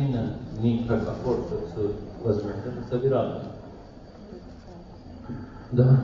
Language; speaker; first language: Russian; non-native, learner; Persian